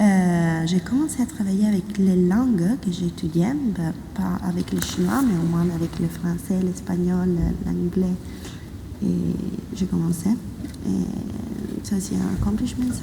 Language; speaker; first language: French; non-native, fluent; Italian